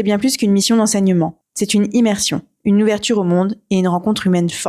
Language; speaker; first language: French; native; French